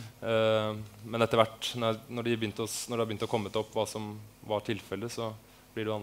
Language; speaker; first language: Norwegian; native; Norwegian